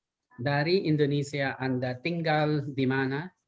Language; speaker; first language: Indonesian; non-native, learner; Thai